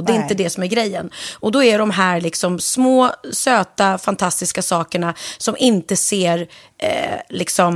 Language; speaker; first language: Swedish; native; Swedish